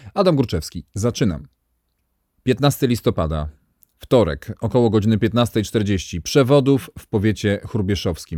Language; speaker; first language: Polish; native; Polish